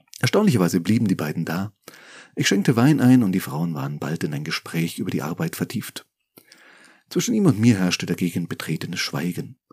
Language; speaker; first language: German; native; German